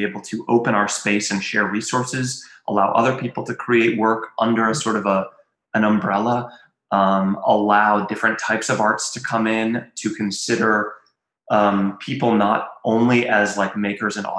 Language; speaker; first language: English; native; English